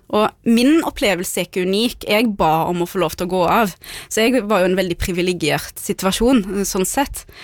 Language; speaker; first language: Norwegian; early bilingual, other home language; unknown